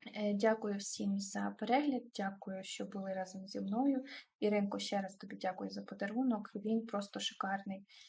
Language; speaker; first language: Ukrainian; non-native, local second language; Russian